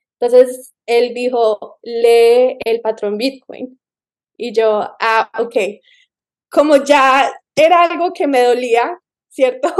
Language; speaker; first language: Spanish; early bilingual, heritage; Spanish